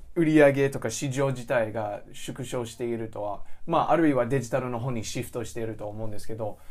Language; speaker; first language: Japanese; non-native, fluent; English